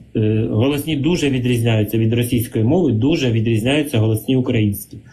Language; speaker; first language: Ukrainian; non-native, local second language; Russian